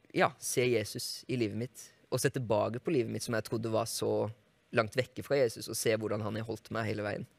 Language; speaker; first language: Norwegian; native; Norwegian